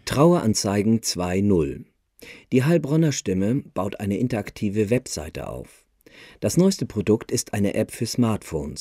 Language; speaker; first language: German; native; German